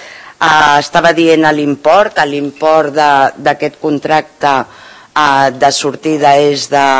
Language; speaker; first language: Catalan; native; Catalan